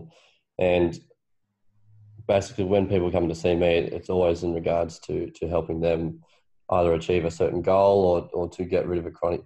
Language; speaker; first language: English; native; English